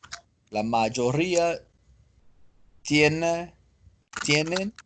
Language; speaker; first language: Spanish; non-native, learner; English